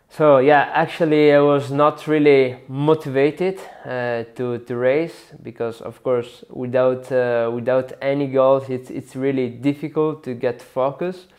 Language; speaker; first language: English; non-native, learner; Italian